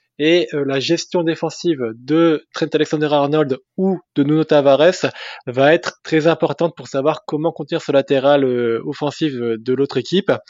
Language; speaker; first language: French; native; French